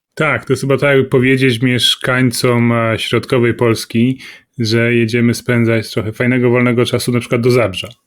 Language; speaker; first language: Polish; native; Polish